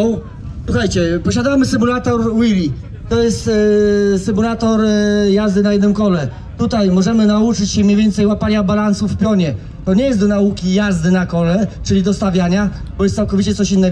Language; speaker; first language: Polish; native; Polish